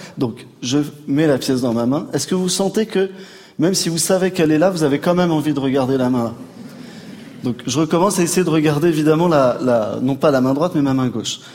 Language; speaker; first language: French; native; French